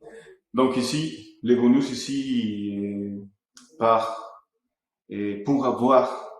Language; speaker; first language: French; non-native, fluent; Spanish